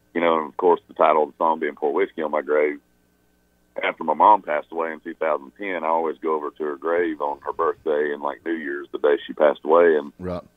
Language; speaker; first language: English; native; English